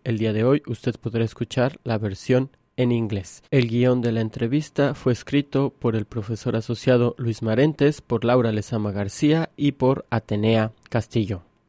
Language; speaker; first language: Spanish; native; Spanish